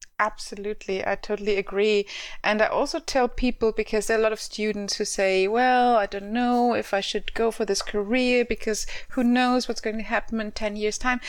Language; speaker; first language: English; non-native, fluent; German